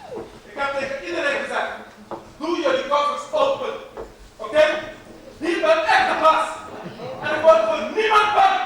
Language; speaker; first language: Dutch; non-native, local second language; Papiamento